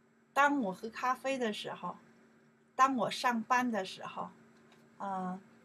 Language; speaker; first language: Chinese; non-native, learner; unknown